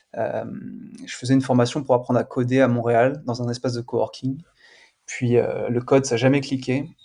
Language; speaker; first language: French; native; French